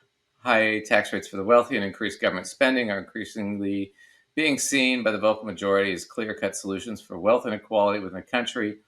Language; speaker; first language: English; native; English